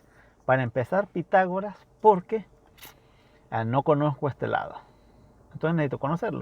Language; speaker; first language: Spanish; native; Spanish